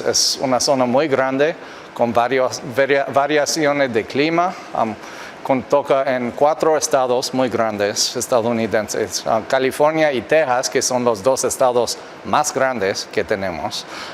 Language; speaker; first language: Spanish; non-native, fluent; English